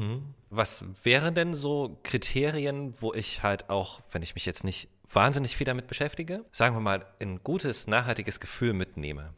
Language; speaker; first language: German; native; German